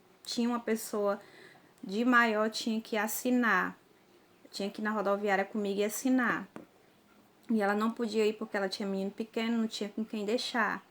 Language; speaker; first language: Portuguese; native; Portuguese